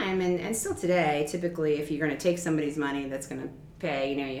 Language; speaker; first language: English; native; English